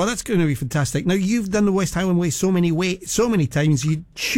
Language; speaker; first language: English; native; English